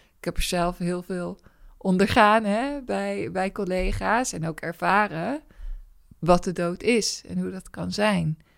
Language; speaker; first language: Dutch; native; Dutch